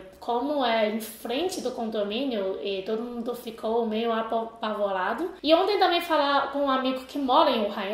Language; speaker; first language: Portuguese; non-native, fluent; Chinese